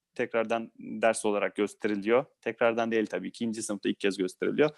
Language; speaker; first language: Turkish; native; Turkish